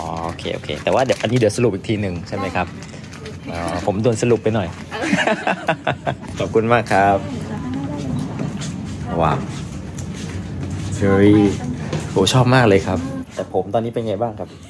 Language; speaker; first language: Thai; native; Thai